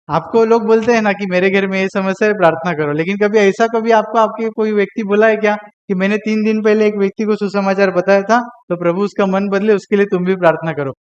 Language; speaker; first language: Hindi; non-native, local second language; Marathi